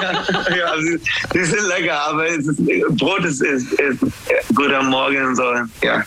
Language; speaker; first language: German; non-native, learner; English